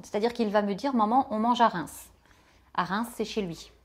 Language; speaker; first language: French; native; French